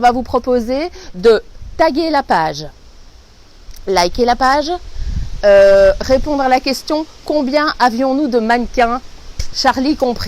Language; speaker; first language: French; native; French